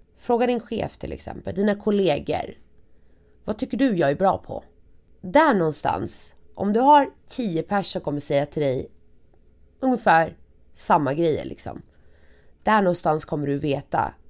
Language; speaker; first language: Swedish; early bilingual, other home language; Arabic